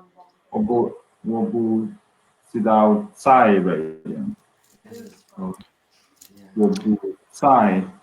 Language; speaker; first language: Chinese; non-native, learner; Swedish